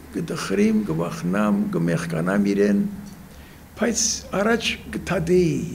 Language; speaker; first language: Armenian; native; Armenian